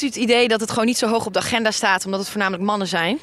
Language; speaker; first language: Dutch; native; Dutch